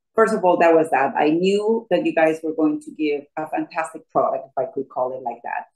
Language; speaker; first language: English; non-native, fluent; Spanish